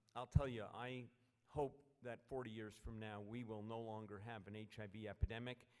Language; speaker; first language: English; native; English